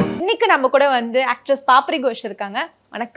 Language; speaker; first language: Tamil; native; Tamil